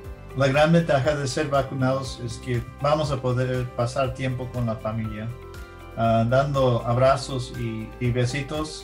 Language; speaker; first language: Spanish; early bilingual, heritage; English